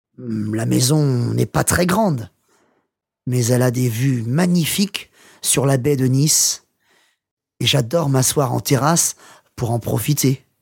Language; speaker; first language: French; non-native, learner; English